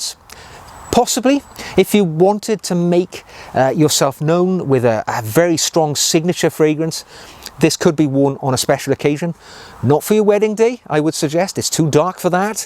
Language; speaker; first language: English; native; English